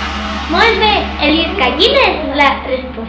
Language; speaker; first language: Catalan; non-native, learner; Spanish